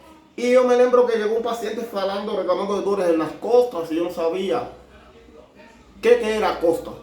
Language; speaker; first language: Portuguese; non-native, learner; Spanish